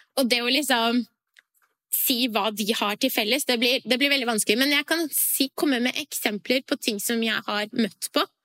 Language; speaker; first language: Norwegian; early bilingual, other home language; Persian